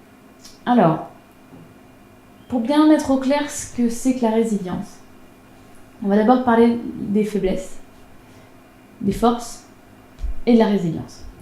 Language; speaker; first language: French; native; French